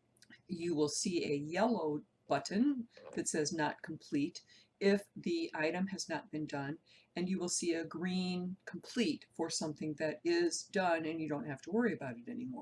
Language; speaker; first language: English; native; English